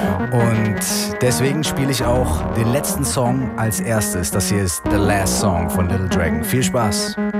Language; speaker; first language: German; native; German